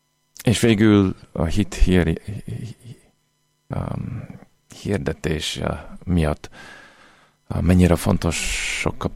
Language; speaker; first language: Hungarian; non-native, fluent; English